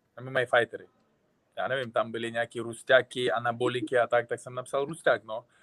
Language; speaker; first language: Czech; non-native, fluent; Uzbek